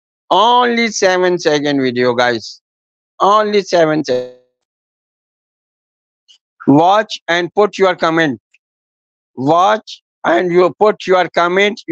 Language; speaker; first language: English; non-native, learner; Urdu